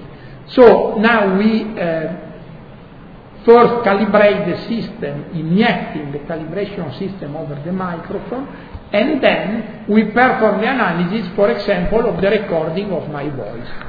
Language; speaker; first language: English; non-native, fluent; Italian